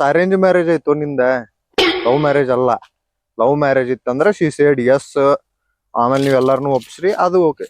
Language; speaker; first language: Kannada; native; Kannada